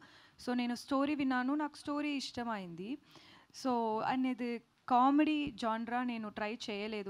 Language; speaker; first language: Telugu; non-native, learner; Tamil